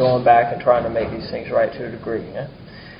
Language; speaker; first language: English; native; English